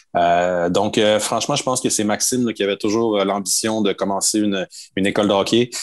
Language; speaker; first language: French; native; French